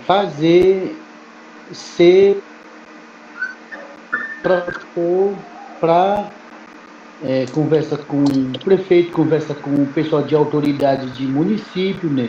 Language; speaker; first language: Portuguese; non-native, local second language; Kayapó